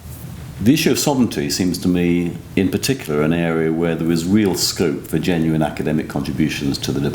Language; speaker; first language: English; native; English